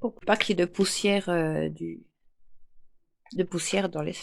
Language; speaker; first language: French; native; French